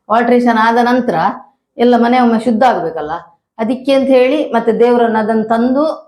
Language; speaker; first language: Kannada; non-native, local second language; Tulu